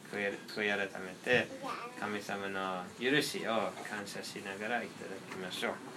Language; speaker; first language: Japanese; non-native, fluent; English